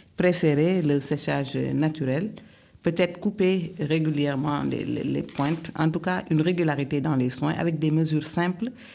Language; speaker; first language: French; non-native, local second language; Wolof